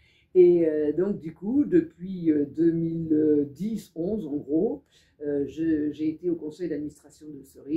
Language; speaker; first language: French; native; French